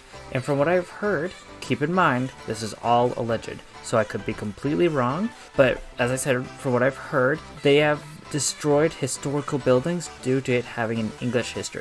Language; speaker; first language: English; native; English